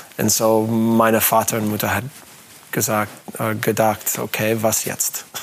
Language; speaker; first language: German; non-native, learner; English